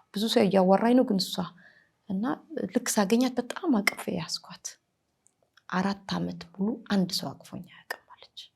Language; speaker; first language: Amharic; native; Amharic